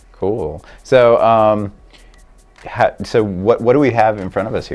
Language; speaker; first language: English; native; English